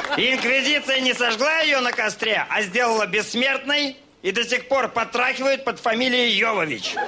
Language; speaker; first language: Russian; native; Russian